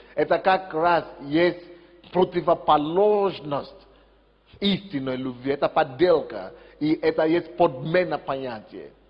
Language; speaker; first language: Russian; non-native, fluent; Yoruba